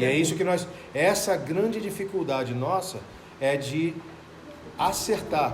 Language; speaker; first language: Portuguese; native; Portuguese